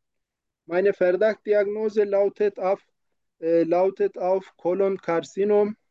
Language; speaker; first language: German; non-native, learner; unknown